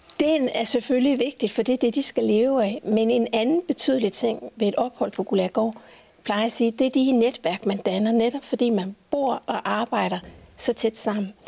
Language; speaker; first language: Danish; native; Danish